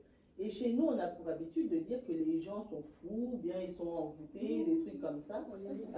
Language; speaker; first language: French; native; French